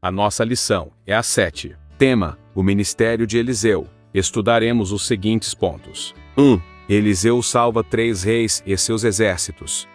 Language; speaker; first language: Portuguese; native; Portuguese